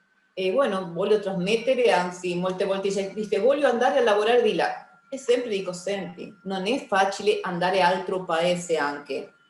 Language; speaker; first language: Italian; early bilingual, heritage; Spanish